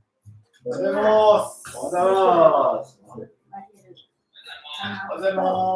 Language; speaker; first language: Japanese; native; Japanese